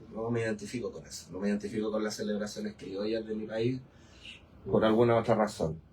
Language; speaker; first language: Spanish; native; Spanish